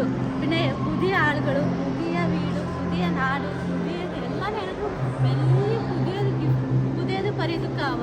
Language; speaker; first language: Malayalam; non-native, learner; Kannada